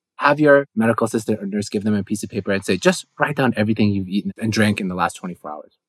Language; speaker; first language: English; native; English